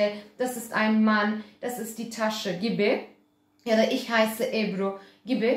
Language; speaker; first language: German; early bilingual, other home language; Turkish